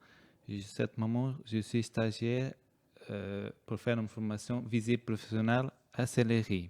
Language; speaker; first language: French; non-native, learner; Portuguese